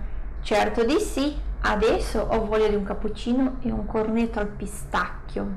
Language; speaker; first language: Italian; non-native, fluent; Portuguese